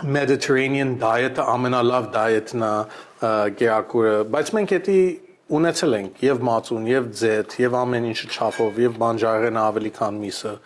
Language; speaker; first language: Armenian; early bilingual, heritage; Armenian